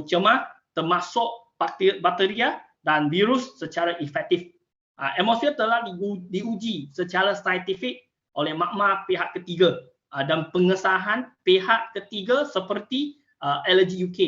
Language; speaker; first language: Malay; non-native, local second language; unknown